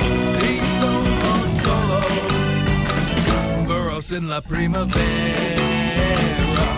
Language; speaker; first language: Spanish; non-native, learner; English